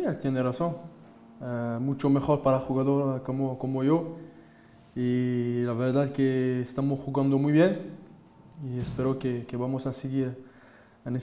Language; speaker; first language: Spanish; non-native, fluent; French